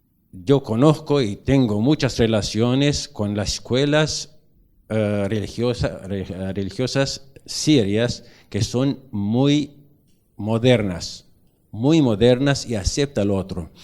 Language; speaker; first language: Spanish; non-native, learner; Arabic